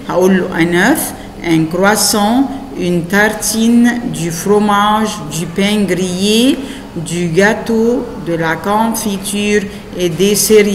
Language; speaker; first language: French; non-native, fluent; Arabic